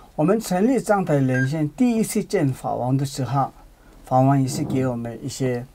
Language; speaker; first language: Chinese; non-native, learner; Tibetan